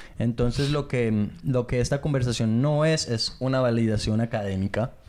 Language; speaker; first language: Spanish; early bilingual, heritage; Spanish